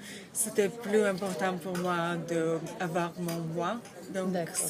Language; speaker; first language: French; non-native, learner; Russian